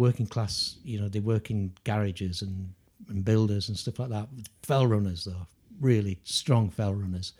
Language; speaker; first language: English; native; English